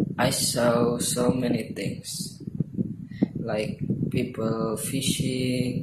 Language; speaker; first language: English; non-native, learner; Indonesian